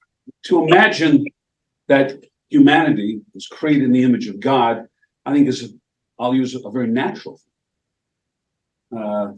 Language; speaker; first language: English; native; English